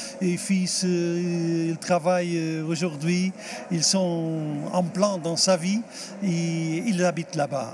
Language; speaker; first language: French; non-native, fluent; Portuguese